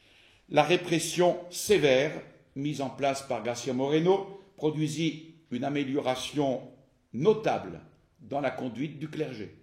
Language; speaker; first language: French; native; French